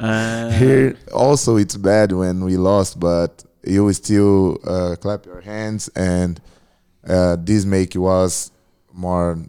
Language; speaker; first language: English; non-native, learner; Portuguese